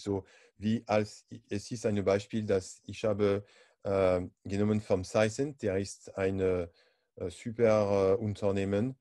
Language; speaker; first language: German; non-native, learner; French